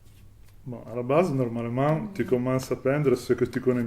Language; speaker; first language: French; non-native, fluent; Italian